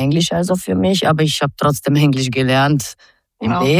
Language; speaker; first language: German; non-native, fluent; Croatian